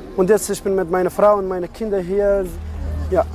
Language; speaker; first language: German; non-native, learner; Persian